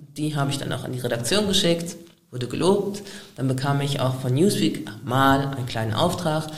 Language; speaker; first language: German; native; German